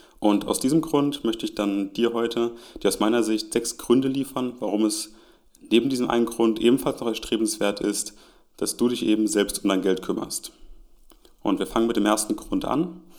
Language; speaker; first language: German; native; German